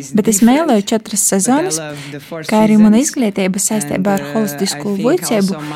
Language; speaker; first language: Latvian; non-native, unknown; Portuguese